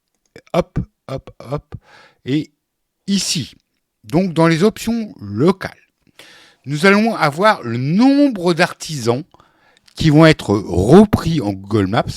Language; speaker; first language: French; native; French